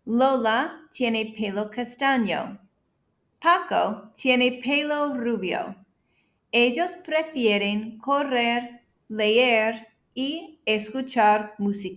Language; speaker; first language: Spanish; non-native, fluent; English